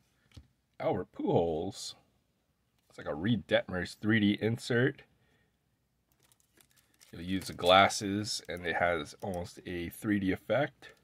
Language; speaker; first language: English; native; English